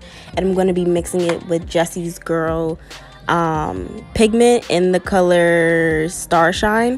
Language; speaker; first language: English; native; English